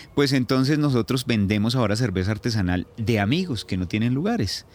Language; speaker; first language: Spanish; native; Spanish